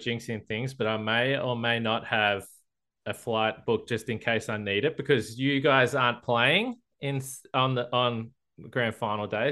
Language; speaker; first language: English; native; English